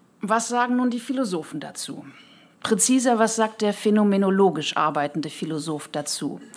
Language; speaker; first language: German; native; German